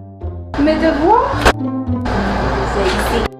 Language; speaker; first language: French; non-native, learner; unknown